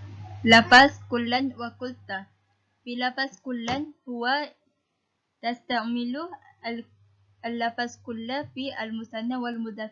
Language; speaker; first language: Arabic; non-native, learner; Malay